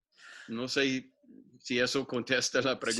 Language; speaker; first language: Spanish; non-native, fluent; English